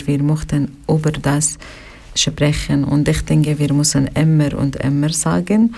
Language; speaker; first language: German; non-native, learner; Arabic